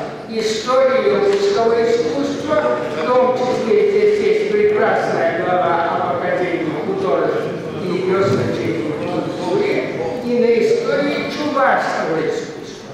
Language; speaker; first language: Russian; native; Russian